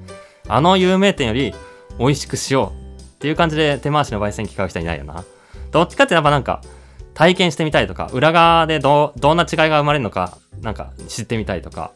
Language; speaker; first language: Japanese; native; Japanese